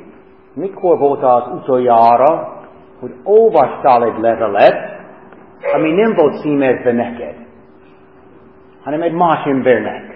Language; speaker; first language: Hungarian; non-native, fluent; English